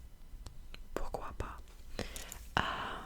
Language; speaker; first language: French; non-native, fluent; German